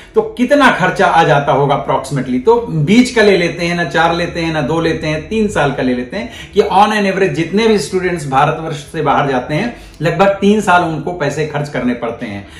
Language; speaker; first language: Hindi; native; Hindi